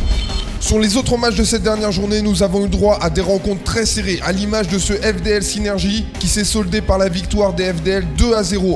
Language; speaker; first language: French; native; French